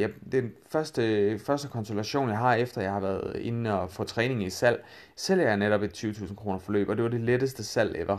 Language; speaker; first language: Danish; native; Danish